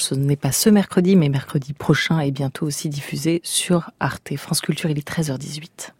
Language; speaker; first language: French; native; French